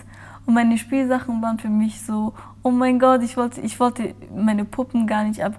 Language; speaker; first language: German; early bilingual, other home language; Persian